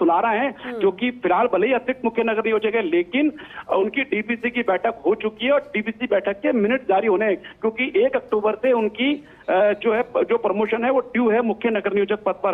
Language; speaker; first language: Hindi; native; Hindi